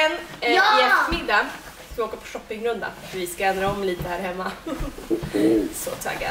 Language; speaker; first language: Swedish; native; Swedish